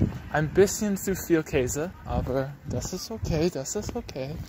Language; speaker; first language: German; non-native, learner; English